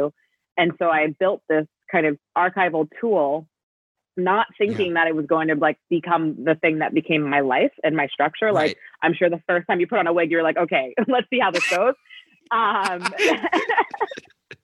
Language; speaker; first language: English; native; English